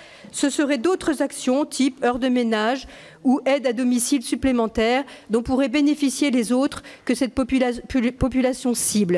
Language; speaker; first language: French; native; French